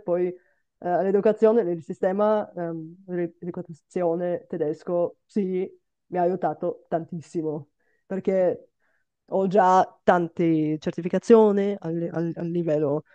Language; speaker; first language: Italian; non-native, fluent; Bulgarian